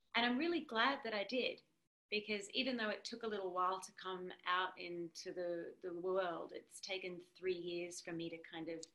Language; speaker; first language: English; native; English